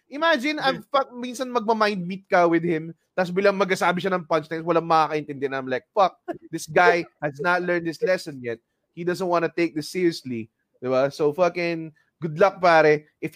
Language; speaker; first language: English; non-native, local second language; Filipino